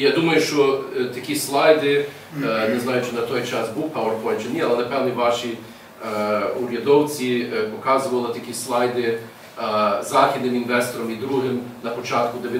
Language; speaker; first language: Ukrainian; early bilingual, heritage; English